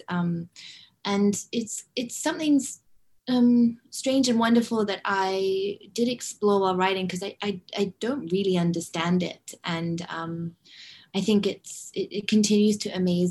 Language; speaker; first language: English; native; English